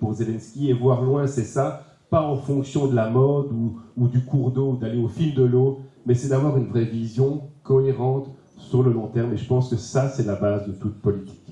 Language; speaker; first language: French; native; French